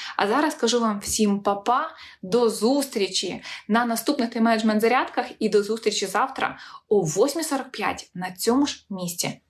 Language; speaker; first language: Ukrainian; non-native, local second language; Russian